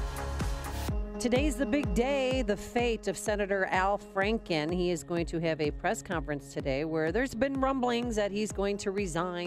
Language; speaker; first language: English; native; English